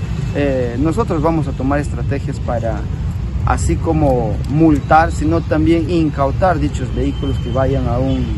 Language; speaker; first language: Spanish; native; Spanish